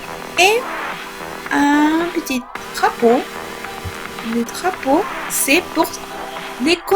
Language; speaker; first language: French; non-native, learner; Spanish